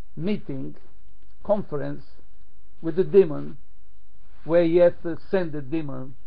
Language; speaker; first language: English; non-native, fluent; Italian